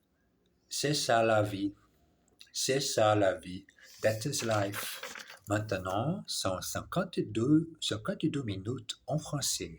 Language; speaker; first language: French; non-native, learner; English